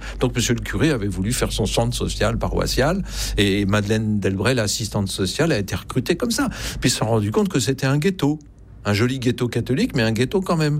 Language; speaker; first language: French; native; French